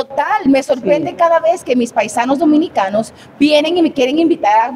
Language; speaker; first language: Spanish; native; Spanish